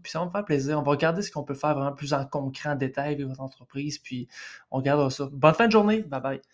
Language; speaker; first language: French; native; French